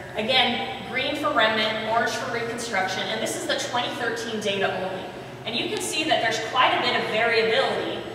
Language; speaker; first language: English; native; English